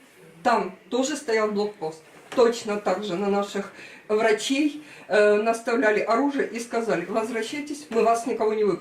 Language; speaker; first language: Russian; native; Russian